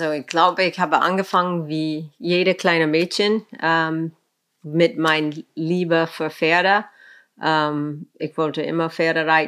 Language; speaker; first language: German; non-native, fluent; English